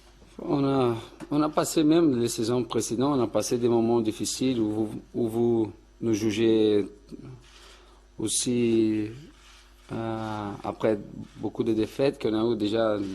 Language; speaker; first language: French; non-native, fluent; Portuguese